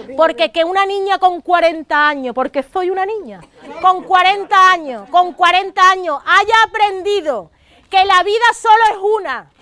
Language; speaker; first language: Spanish; native; Spanish